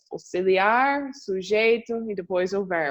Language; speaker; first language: Portuguese; non-native, fluent; English